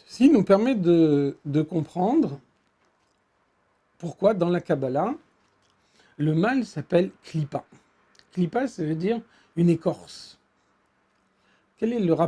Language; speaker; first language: French; native; French